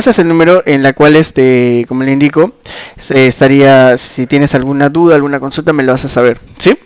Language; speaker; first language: Spanish; native; Spanish